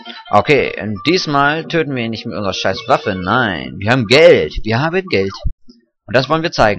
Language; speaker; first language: German; native; German